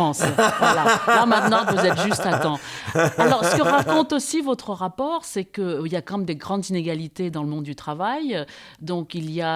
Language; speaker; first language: French; native; French